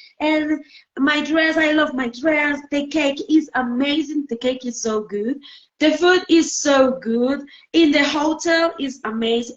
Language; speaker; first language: English; non-native, learner; Spanish